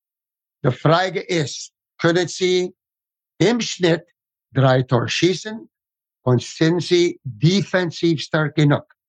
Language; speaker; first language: German; non-native, fluent; English